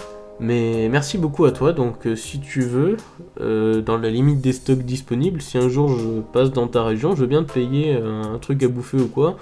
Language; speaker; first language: French; native; French